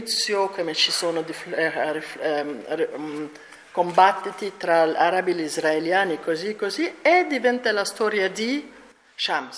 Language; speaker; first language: Italian; non-native, learner; Arabic